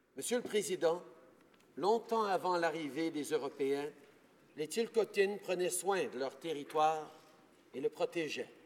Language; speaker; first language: French; early bilingual, heritage; French